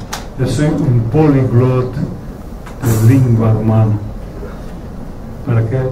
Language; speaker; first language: Portuguese; non-native, learner; Romanian